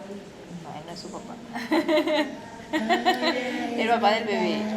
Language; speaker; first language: Spanish; native; Spanish